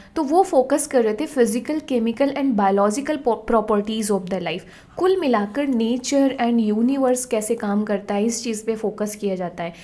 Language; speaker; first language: Hindi; native; Hindi